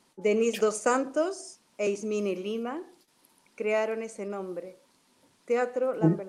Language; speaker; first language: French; non-native, learner; Spanish